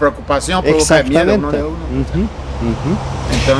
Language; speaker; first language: Spanish; non-native, learner; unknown